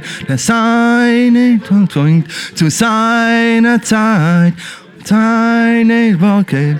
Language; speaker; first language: German; native; German